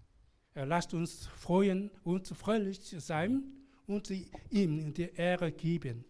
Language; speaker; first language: German; non-native, learner; Korean